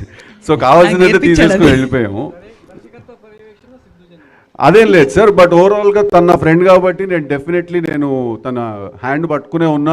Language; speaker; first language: Telugu; native; Telugu